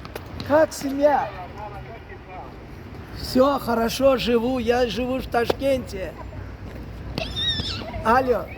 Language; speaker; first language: Russian; non-native, local second language; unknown